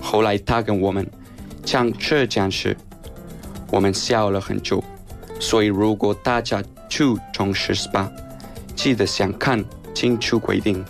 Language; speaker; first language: Chinese; non-native, fluent; Spanish